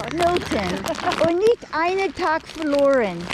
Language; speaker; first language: German; non-native, learner; English